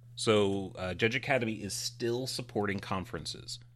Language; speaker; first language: English; native; English